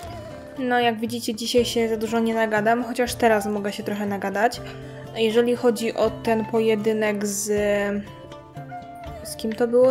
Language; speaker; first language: Polish; native; Polish